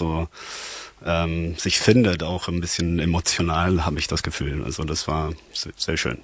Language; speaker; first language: German; non-native, fluent; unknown